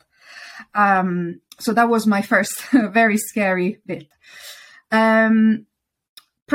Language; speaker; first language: English; non-native, fluent; Italian